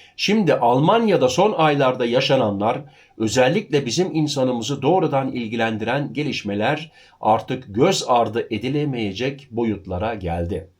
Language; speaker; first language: Turkish; early bilingual, heritage; Turkish